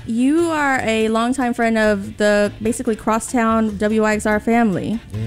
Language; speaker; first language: English; early bilingual, other home language; Spanish